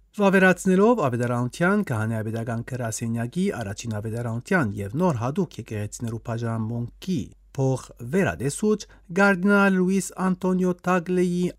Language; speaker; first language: Armenian; early bilingual, heritage; Armenian